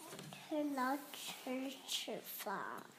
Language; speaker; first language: Cantonese; early bilingual, heritage; Cantonese